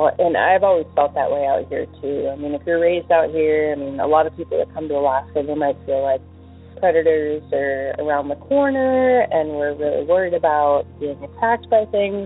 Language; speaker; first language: English; native; English